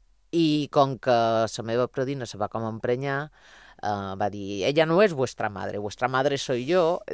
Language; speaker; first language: Catalan; native; Catalan